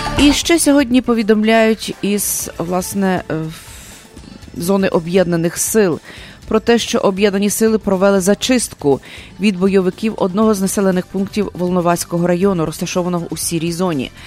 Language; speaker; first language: Ukrainian; native; Ukrainian